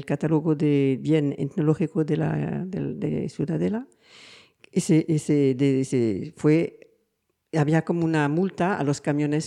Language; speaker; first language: Spanish; non-native, fluent; French